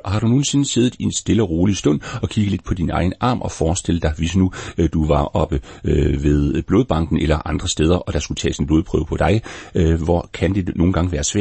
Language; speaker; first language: Danish; native; Danish